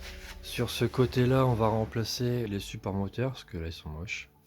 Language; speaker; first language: French; native; French